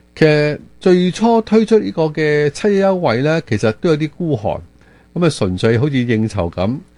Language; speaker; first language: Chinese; non-native, local second language; Cantonese